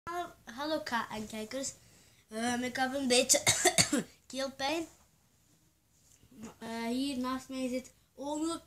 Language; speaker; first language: Dutch; early bilingual, other home language; Turkish